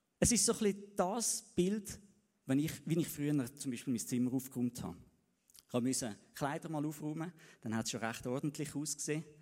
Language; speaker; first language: German; native; German